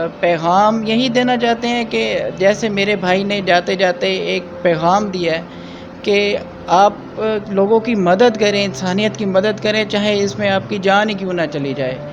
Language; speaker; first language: Urdu; non-native, local second language; Punjabi